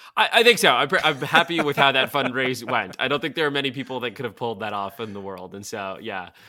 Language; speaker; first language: English; non-native, fluent; Bulgarian